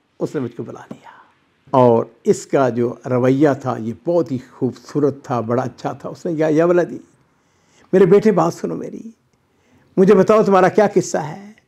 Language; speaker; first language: Urdu; non-native, local second language; Punjabi